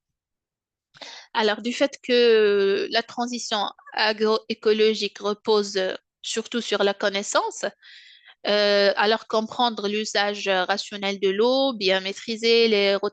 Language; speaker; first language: French; non-native, local second language; Arabic